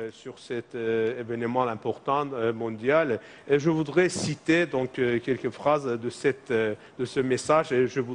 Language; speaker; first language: French; non-native, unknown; Azerbaijani